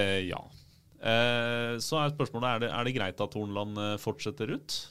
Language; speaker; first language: Norwegian; native; Norwegian